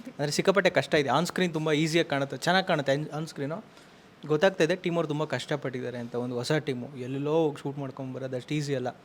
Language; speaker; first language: Kannada; native; Kannada